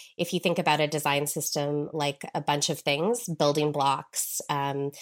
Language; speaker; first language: English; native; English